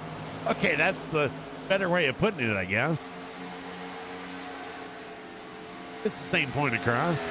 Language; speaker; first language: English; native; English